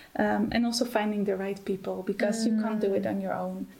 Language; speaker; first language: English; non-native, fluent; Dutch